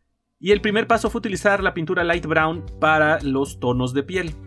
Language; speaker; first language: Spanish; native; Spanish